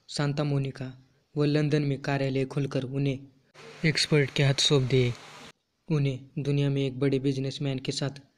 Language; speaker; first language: Hindi; non-native, local second language; Marathi